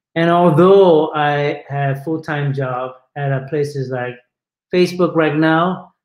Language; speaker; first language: English; non-native, fluent; Portuguese